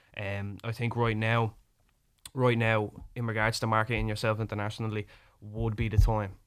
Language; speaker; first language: English; native; English